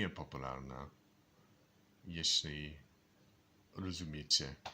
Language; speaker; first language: Polish; non-native, learner; English